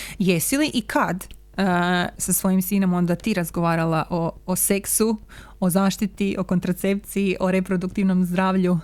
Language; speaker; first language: Croatian; native; Croatian